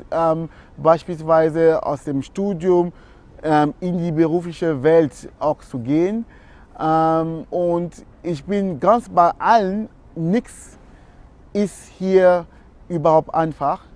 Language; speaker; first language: German; non-native, fluent; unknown